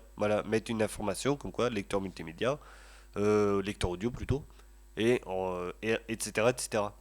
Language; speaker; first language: French; native; French